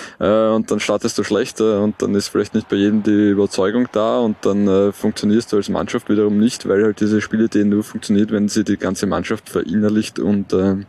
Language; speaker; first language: German; native; German